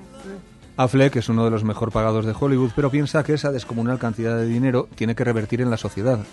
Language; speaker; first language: Spanish; native; Spanish